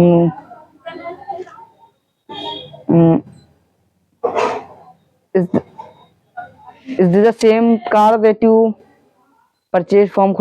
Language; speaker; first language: English; non-native, learner; Hindi